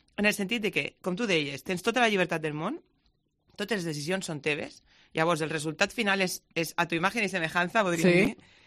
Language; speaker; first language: Catalan; non-native, local second language; Spanish